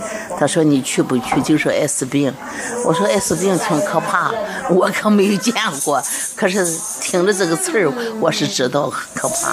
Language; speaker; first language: Chinese; native; Chinese